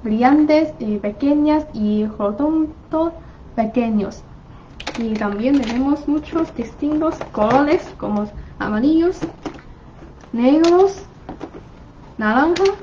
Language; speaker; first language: Spanish; non-native, learner; Chinese